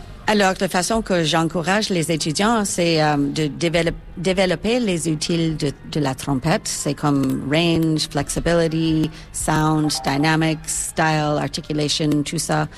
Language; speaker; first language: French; non-native, local second language; English